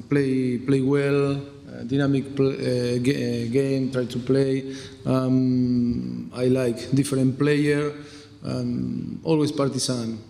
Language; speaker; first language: English; non-native, fluent; Spanish